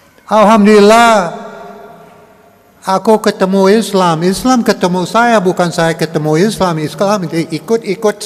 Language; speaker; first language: Indonesian; non-native, learner; English